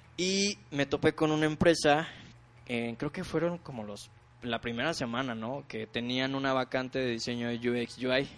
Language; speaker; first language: Spanish; native; Spanish